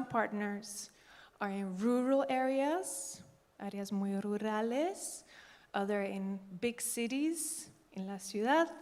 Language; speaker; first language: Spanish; non-native, learner; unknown